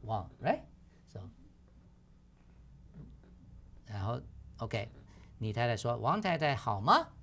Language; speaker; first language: Chinese; non-native, fluent; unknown